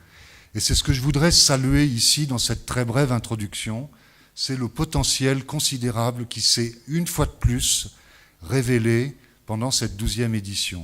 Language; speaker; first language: French; native; French